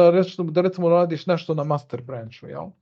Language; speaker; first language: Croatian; early bilingual, heritage; Bosnian